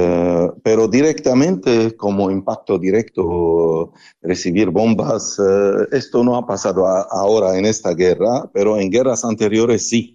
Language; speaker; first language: Spanish; non-native, fluent; Arabic